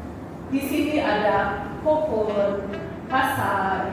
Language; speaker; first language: Indonesian; non-native, learner; Amharic